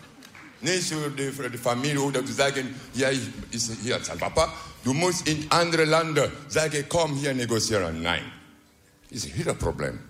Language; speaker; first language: Dutch; non-native, learner; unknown